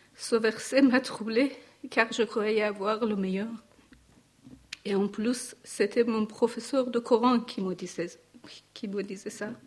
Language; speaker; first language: French; non-native, learner; Persian